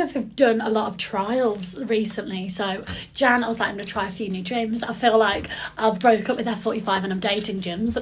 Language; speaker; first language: English; native; English